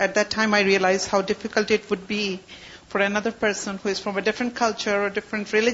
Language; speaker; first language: English; non-native, local second language; Urdu